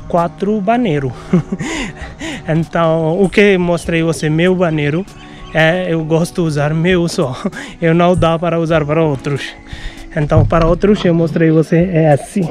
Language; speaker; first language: Portuguese; non-native, learner; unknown